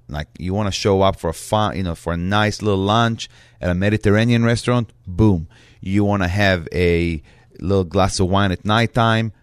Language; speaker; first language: English; non-native, fluent; Hebrew